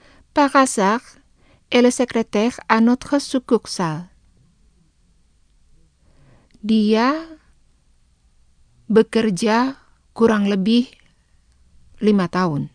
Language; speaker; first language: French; non-native, fluent; Indonesian